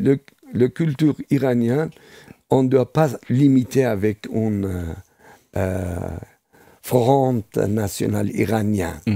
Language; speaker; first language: French; non-native, fluent; Persian